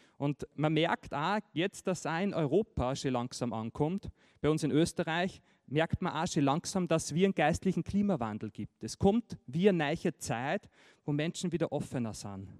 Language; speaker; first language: German; native; German